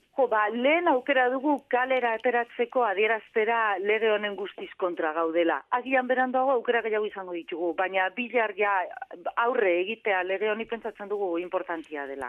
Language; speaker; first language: Basque; non-native, local second language; Spanish